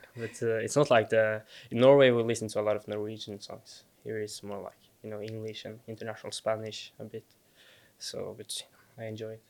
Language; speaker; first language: English; non-native, fluent; Norwegian